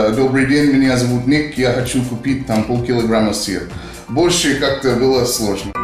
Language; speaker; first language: Ukrainian; non-native, learner; English